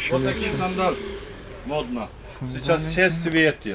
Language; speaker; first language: Russian; non-native, learner; Turkish